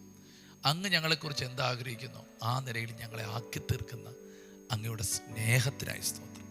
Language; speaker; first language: Malayalam; native; Malayalam